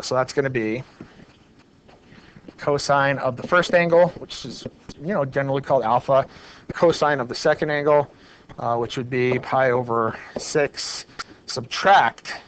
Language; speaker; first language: English; native; English